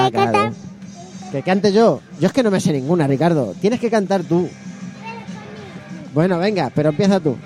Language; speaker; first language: Spanish; native; Spanish